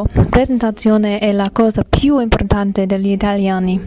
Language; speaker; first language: Italian; non-native, learner; English